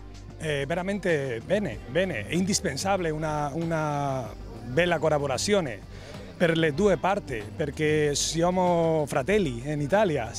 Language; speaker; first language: Italian; non-native, fluent; Spanish